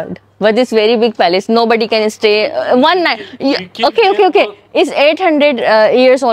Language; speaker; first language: English; non-native, learner; Hindi